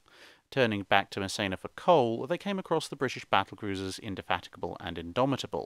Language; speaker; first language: English; native; English